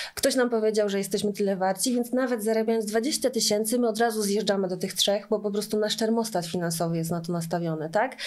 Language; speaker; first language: Polish; native; Polish